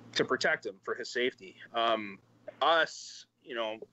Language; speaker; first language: English; native; English